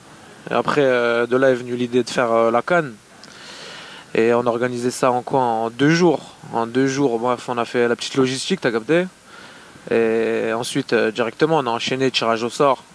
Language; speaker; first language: French; native; French